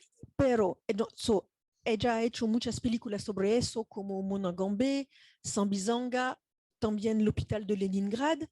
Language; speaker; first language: Spanish; non-native, fluent; French